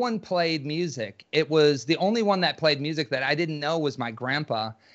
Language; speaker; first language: English; native; English